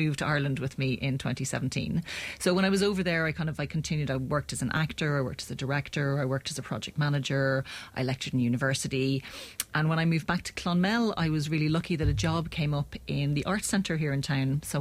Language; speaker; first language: English; native; English